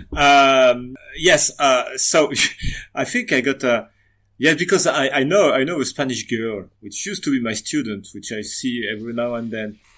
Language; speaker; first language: English; non-native, fluent; French